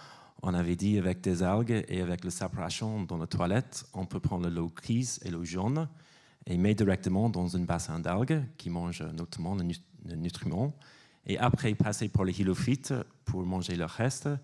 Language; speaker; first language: French; non-native, fluent; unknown